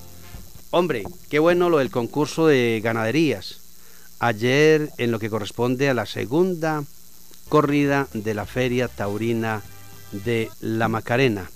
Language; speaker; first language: Spanish; native; Spanish